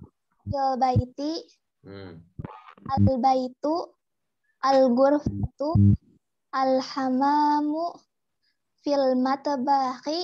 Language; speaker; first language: Arabic; non-native, learner; Indonesian